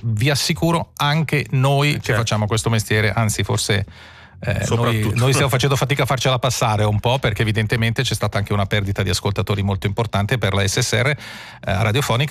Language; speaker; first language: Italian; native; Italian